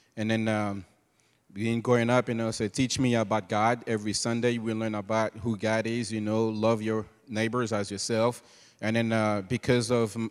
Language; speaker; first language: English; non-native, fluent; Haitian Creole